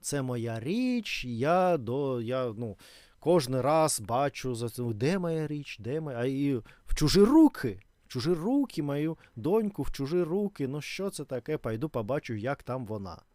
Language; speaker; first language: Ukrainian; non-native, learner; Russian